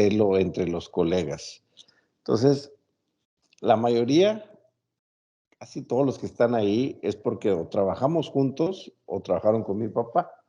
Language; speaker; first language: Spanish; native; Spanish